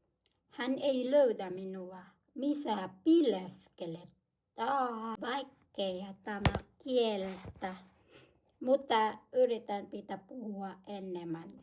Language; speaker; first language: Finnish; non-native, learner; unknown